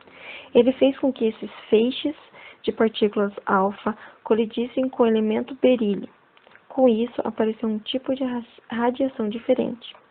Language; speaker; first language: Portuguese; native; Portuguese